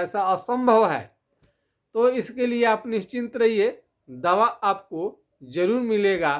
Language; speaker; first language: Hindi; non-native, local second language; Bhojpuri